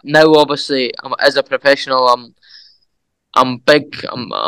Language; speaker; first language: English; native; English